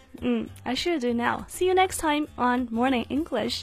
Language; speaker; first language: English; non-native, fluent; Chinese